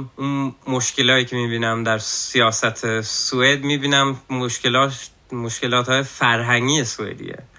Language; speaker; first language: Persian; early bilingual, heritage; Persian